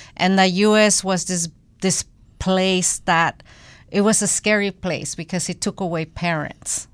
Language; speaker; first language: English; non-native, fluent; Spanish